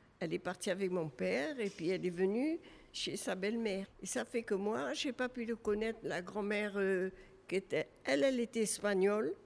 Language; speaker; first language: French; native; French